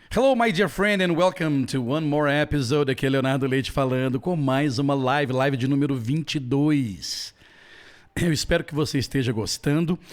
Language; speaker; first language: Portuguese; native; Portuguese